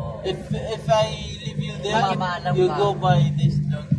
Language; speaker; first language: English; non-native, learner; Arabic